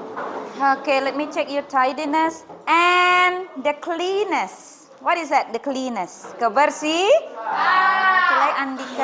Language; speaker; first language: English; non-native, fluent; Indonesian